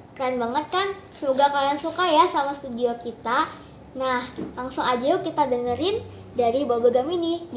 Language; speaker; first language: Indonesian; native; Indonesian